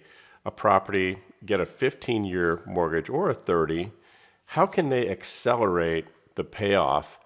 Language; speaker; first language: English; native; English